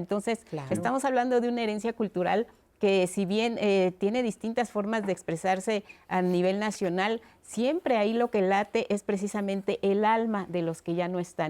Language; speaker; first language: Spanish; native; Spanish